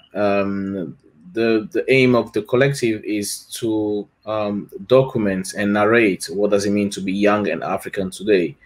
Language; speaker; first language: English; non-native, fluent; French